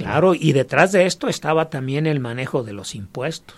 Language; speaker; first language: Spanish; native; Spanish